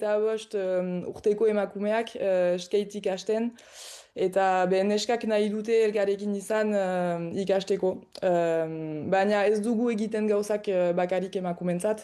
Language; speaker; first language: Basque; non-native, local second language; French